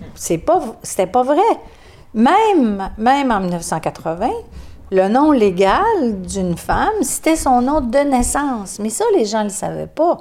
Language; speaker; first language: French; native; French